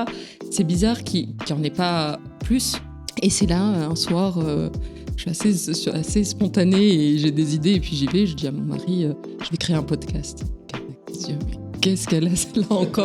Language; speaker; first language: French; native; French